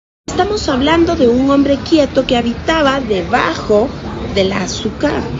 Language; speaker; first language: Spanish; native; Spanish